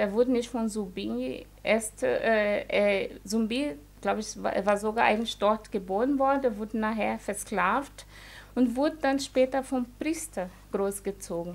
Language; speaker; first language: German; non-native, fluent; Portuguese